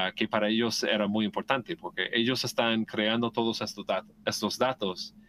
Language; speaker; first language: Spanish; non-native, fluent; English